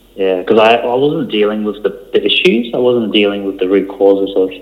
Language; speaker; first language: English; early bilingual, other home language; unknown